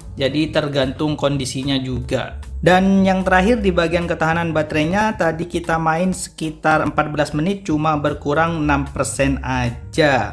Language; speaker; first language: Indonesian; native; Indonesian